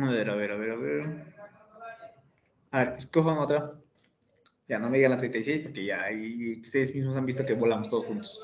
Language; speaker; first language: Spanish; native; Spanish